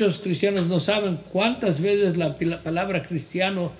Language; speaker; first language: Spanish; non-native, fluent; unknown